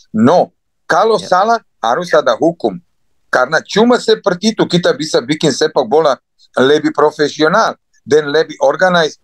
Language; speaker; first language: Indonesian; non-native, fluent; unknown